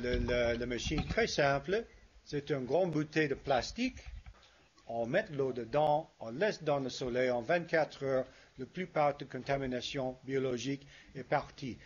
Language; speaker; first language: French; non-native, fluent; English